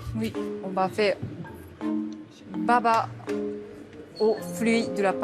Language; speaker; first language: French; non-native, learner; Japanese